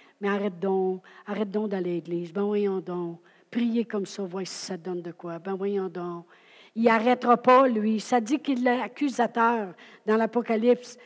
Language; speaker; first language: French; native; French